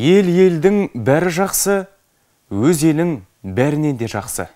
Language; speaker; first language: Kazakh; native; Kazakh